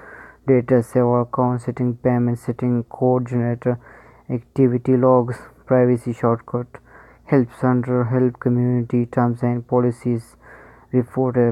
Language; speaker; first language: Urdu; non-native, local second language; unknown